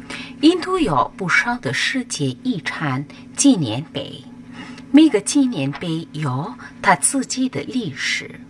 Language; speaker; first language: Chinese; non-native, learner; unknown